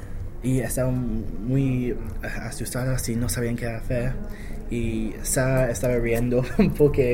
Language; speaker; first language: Spanish; non-native, learner; English